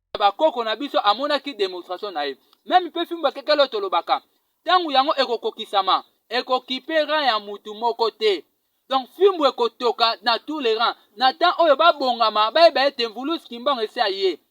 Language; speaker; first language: Lingala; non-native, local second language; Kongo